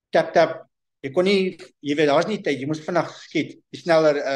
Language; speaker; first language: Afrikaans; non-native, local second language; English